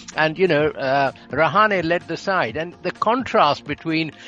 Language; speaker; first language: English; non-native, local second language; Bangla